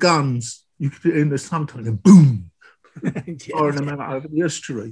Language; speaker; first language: English; native; English